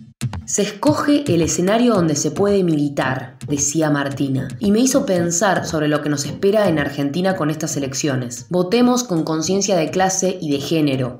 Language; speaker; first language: Spanish; native; Spanish